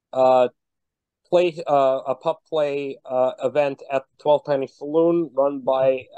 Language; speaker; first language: English; native; English